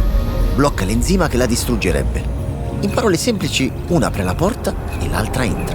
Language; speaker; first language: Italian; native; Italian